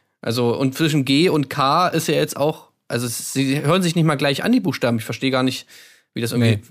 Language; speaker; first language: German; native; German